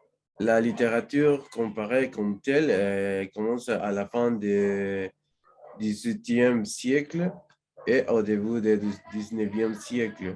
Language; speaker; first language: French; non-native, learner; Spanish